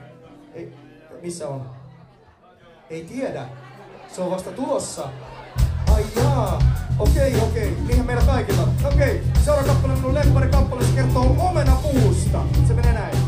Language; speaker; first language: Finnish; native; Finnish